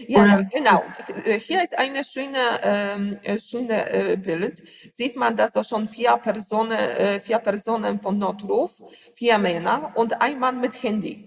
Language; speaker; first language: German; non-native, learner; Polish